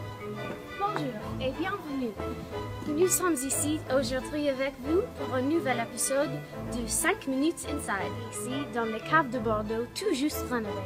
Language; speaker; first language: French; non-native, learner; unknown